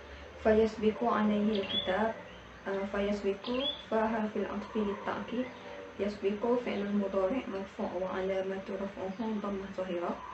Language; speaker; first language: Arabic; non-native, learner; Malay